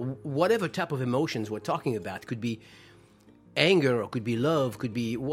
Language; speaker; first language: English; non-native, fluent; French